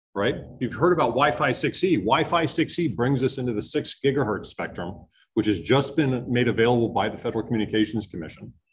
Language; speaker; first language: English; native; English